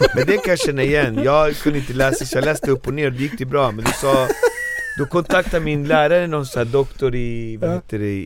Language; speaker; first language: Swedish; native; Swedish